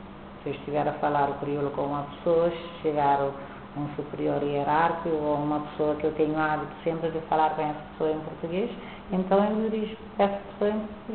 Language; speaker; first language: Portuguese; non-native, local second language; Kabuverdianu